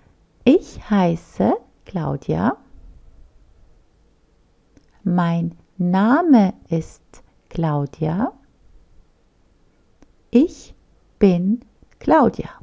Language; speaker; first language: German; non-native, fluent; Turkish